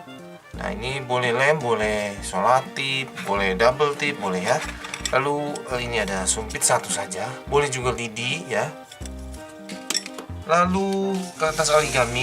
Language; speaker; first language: Indonesian; native; Indonesian